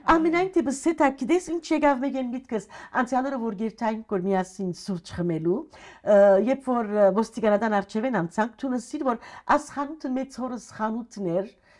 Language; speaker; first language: Armenian; early bilingual, heritage; Armenian